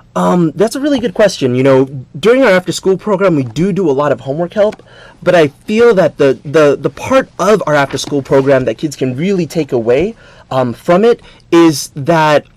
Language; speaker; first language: English; native; English